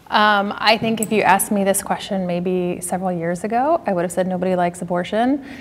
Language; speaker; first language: English; native; English